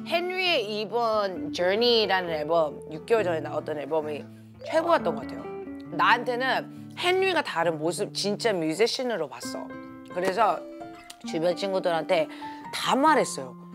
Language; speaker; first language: Korean; early bilingual, heritage; Korean